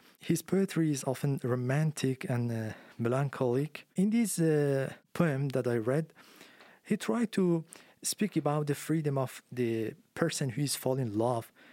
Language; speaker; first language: English; non-native, fluent; Persian